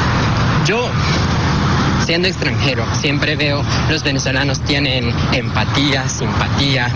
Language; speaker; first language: Spanish; non-native, fluent; Japanese